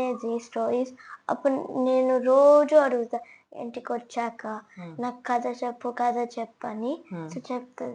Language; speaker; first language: Telugu; early bilingual, heritage; Telugu